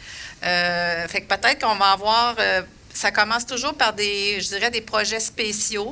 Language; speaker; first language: French; native; French